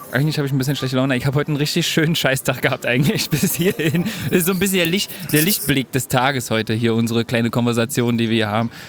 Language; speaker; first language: German; native; German